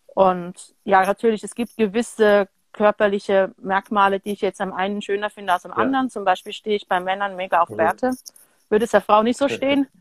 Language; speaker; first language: German; native; German